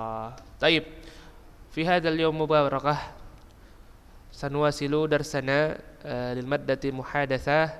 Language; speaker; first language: Arabic; non-native, fluent; Indonesian